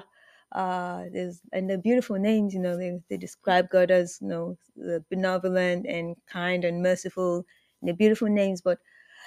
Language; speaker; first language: English; non-native, local second language; Yoruba